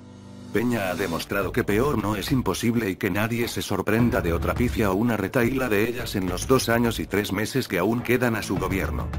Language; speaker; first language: Spanish; native; Spanish